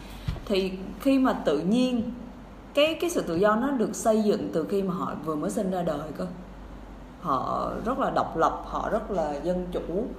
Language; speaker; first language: Vietnamese; native; Vietnamese